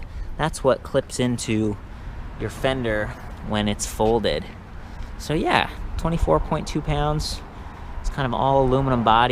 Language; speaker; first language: English; native; English